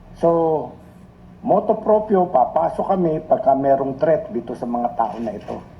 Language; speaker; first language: Filipino; native; Filipino